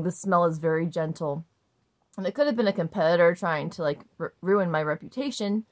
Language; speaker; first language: English; native; English